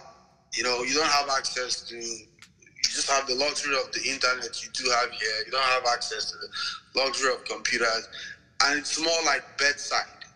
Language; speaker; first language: English; non-native, local second language; Igbo